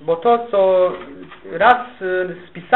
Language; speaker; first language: Polish; native; Polish